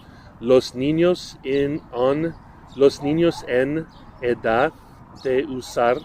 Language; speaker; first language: Spanish; non-native, learner; English